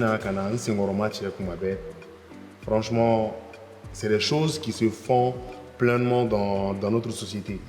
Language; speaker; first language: French; non-native, local second language; Bambara